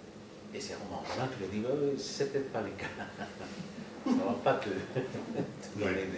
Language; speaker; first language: French; non-native, fluent; Spanish